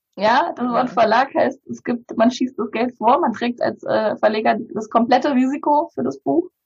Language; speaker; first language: German; early bilingual, other home language; Bulgarian